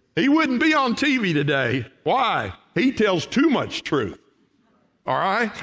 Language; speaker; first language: English; native; English